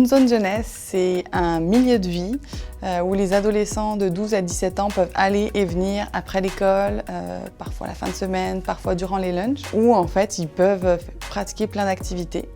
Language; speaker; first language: French; native; French